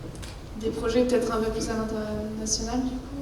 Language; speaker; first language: French; native; French